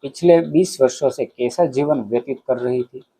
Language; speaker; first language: Hindi; non-native, local second language; Gujarati